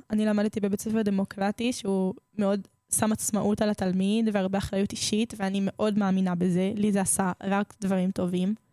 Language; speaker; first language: Hebrew; native; Hebrew